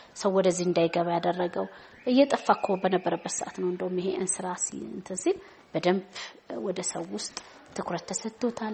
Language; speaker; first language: Amharic; native; Amharic